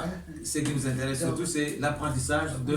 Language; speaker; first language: French; native; French